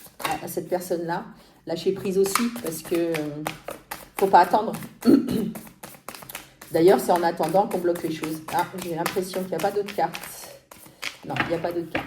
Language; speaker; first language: French; native; French